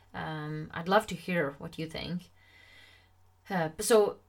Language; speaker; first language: English; non-native, fluent; Swedish